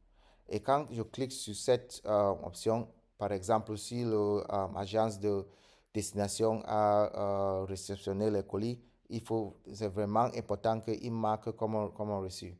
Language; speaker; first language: French; non-native, fluent; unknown